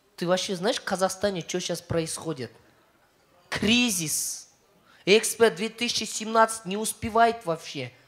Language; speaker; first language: Russian; non-native, local second language; Kazakh